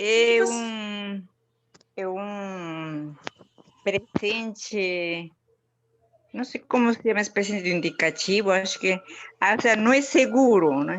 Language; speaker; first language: Portuguese; non-native, learner; Spanish